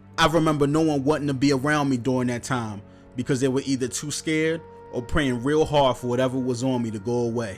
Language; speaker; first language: English; native; English